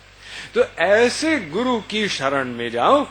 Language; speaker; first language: Hindi; native; Hindi